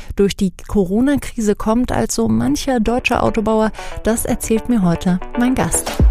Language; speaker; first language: German; native; German